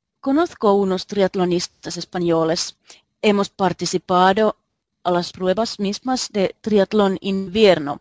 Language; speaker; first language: Spanish; non-native, learner; Finnish